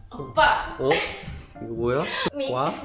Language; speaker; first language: Korean; non-native, learner; Vietnamese